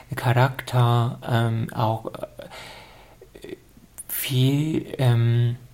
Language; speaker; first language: German; non-native, fluent; Korean